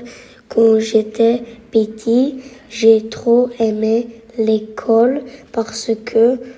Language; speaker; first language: French; non-native, learner; Romany